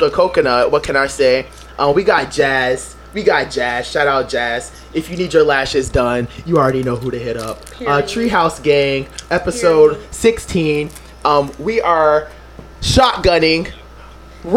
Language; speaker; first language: English; non-native, fluent; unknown